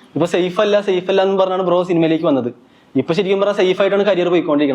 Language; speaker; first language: Malayalam; native; Malayalam